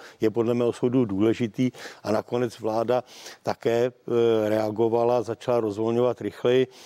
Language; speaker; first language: Czech; native; Czech